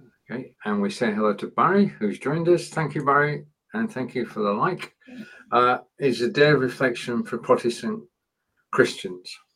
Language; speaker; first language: English; native; English